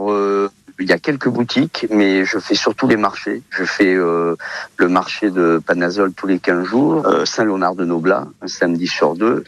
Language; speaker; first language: French; early bilingual, other home language; Portuguese